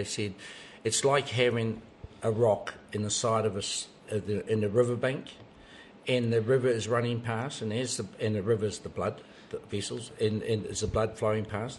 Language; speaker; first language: English; native; English